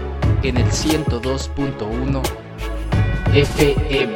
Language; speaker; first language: Spanish; native; Spanish